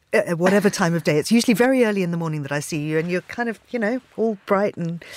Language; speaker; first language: English; native; English